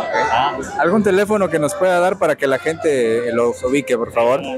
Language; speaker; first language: Spanish; native; Spanish